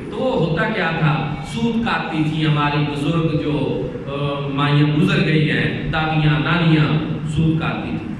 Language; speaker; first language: Urdu; non-native, local second language; Punjabi